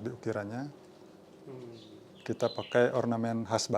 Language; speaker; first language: Indonesian; non-native, local second language; Balinese